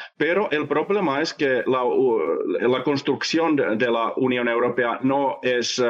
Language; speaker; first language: Spanish; non-native, fluent; Finnish